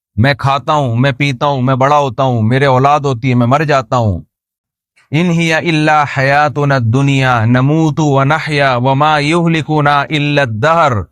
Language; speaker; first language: Urdu; native; Urdu